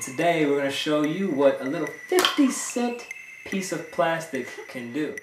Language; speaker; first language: English; native; English